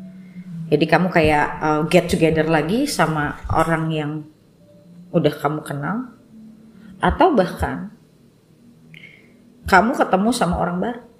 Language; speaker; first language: Indonesian; native; Indonesian